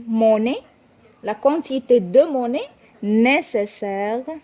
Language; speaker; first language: French; non-native, local second language; Arabic